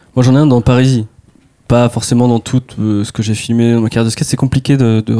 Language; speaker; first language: French; native; French